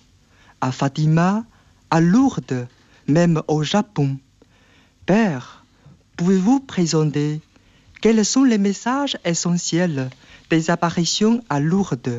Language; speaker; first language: French; non-native, fluent; Chinese